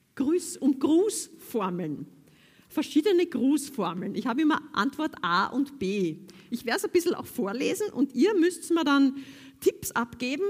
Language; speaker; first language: German; native; German